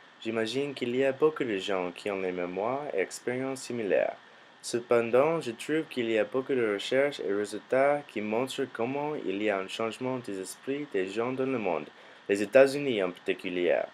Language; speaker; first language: French; non-native, learner; English